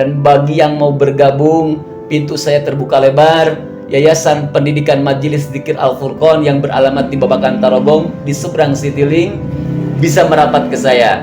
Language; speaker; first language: Indonesian; native; Indonesian